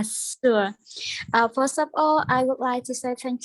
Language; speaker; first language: English; non-native, learner; Vietnamese